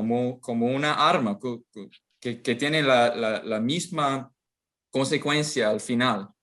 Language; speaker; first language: Spanish; non-native, fluent; English